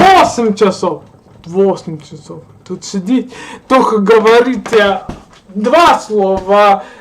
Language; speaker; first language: Russian; non-native, learner; English